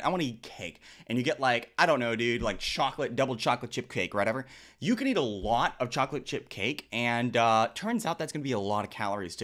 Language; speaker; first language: English; native; English